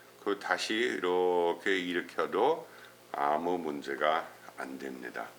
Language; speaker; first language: Korean; non-native, fluent; German